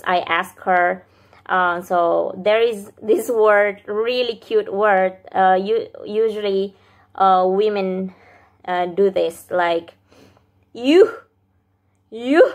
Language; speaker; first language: English; non-native, fluent; Indonesian